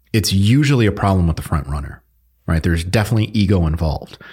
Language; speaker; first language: English; early bilingual, other home language; Filipino